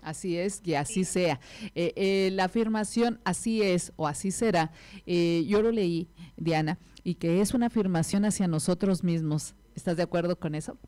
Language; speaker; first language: Spanish; native; Spanish